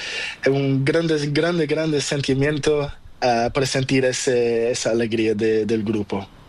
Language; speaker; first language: Spanish; non-native, learner; Portuguese